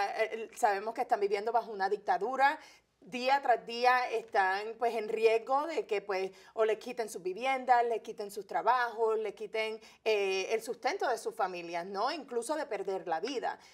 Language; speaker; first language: Spanish; native; Spanish